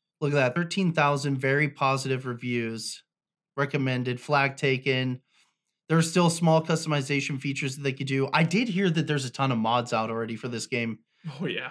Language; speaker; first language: English; native; English